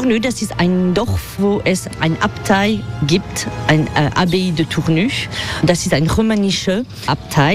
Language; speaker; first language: German; non-native, fluent; French